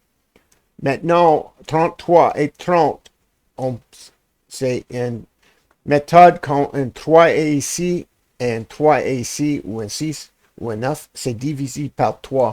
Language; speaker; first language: French; non-native, learner; English